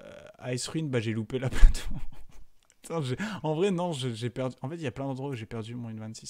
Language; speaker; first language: French; native; French